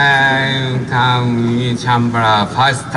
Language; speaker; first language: English; non-native, learner; Japanese